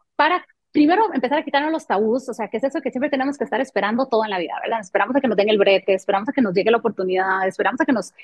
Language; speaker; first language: Spanish; early bilingual, other home language; French